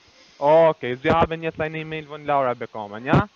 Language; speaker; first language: German; non-native, learner; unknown